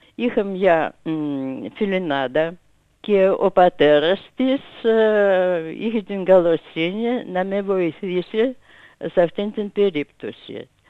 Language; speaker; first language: Greek; non-native, fluent; Russian